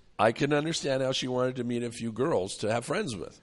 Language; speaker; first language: English; native; English